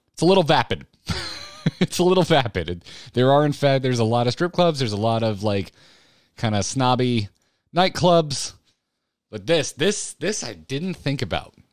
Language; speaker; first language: English; native; English